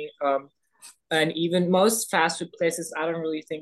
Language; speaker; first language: English; non-native, fluent; German